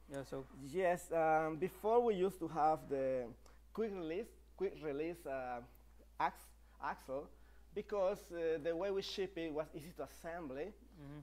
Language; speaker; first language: English; non-native, fluent; Spanish